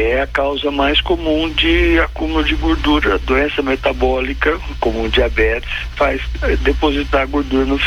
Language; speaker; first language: Portuguese; native; Portuguese